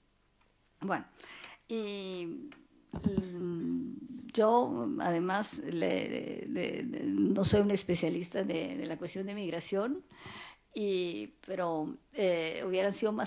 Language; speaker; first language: Spanish; non-native, fluent; Italian